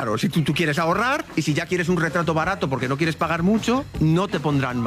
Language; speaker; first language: Spanish; native; Spanish